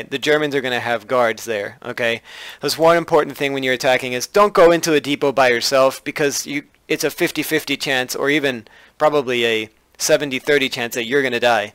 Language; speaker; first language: English; native; English